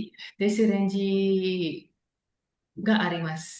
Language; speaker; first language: Japanese; non-native, learner; Indonesian